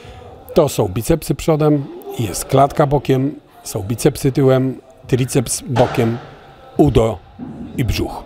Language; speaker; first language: Polish; native; Polish